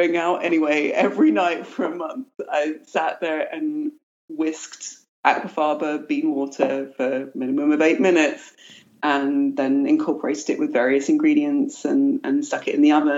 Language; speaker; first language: English; native; English